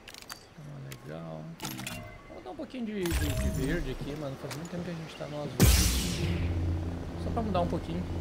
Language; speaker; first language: Portuguese; native; Portuguese